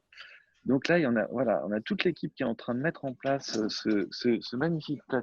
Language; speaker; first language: French; native; French